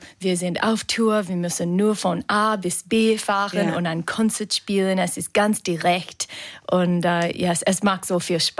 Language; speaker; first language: German; non-native, fluent; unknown